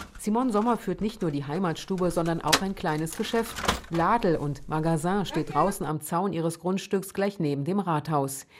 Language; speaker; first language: German; native; German